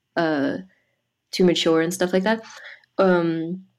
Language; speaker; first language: English; early bilingual, other home language; French